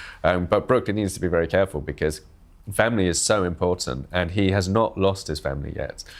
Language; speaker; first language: English; native; English